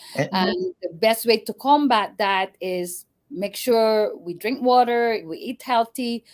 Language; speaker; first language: English; non-native, local second language; Cebuano